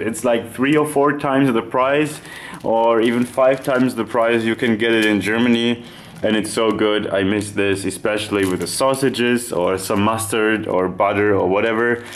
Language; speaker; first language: English; non-native, fluent; German